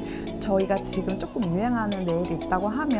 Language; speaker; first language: Korean; native; Korean